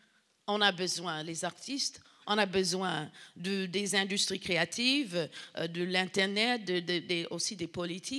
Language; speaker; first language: French; non-native, fluent; English